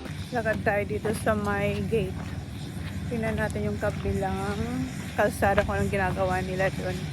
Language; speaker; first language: Filipino; native; Filipino